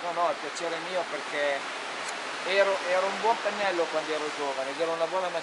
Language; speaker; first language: Italian; native; Italian